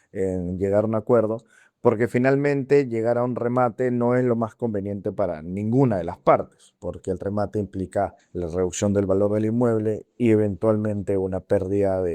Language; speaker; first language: Spanish; native; Spanish